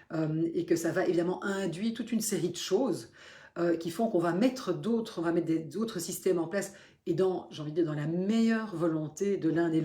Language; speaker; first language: French; native; French